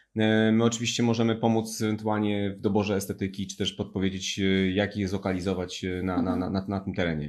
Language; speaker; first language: Polish; native; Polish